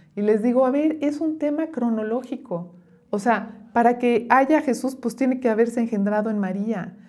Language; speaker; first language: Spanish; native; Spanish